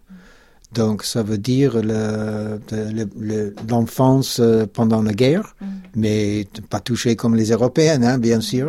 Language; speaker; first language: French; non-native, fluent; English